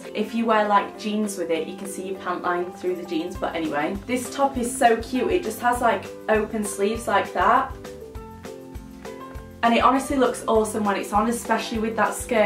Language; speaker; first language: English; native; English